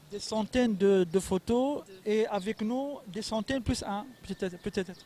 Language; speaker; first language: French; non-native, local second language; Arabic